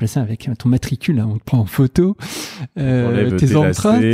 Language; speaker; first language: French; native; French